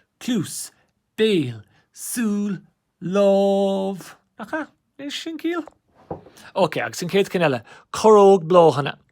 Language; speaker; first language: Irish; native; Irish